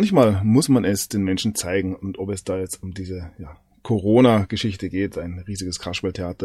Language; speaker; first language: German; native; German